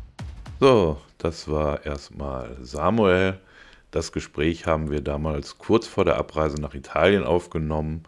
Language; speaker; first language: German; native; German